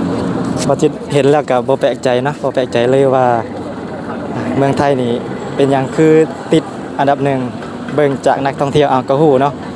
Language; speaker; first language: Thai; non-native, local second language; Northeastern Thai